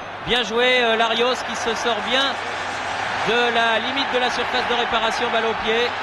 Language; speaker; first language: French; native; French